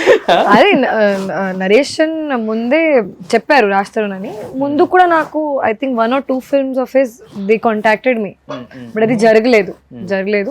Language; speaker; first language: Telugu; non-native, fluent; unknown